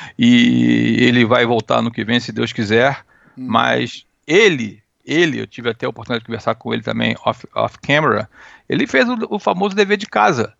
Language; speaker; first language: Portuguese; native; Portuguese